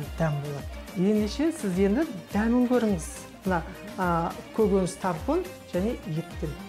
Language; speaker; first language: Kazakh; non-native, local second language; Kurdish